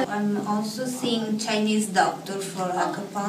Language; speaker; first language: English; non-native, fluent; Italian